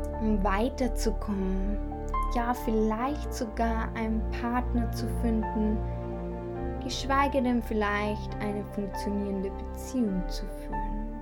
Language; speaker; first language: German; native; German